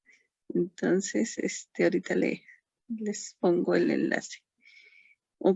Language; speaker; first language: Spanish; native; Spanish